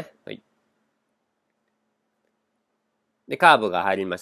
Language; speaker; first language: Japanese; native; Japanese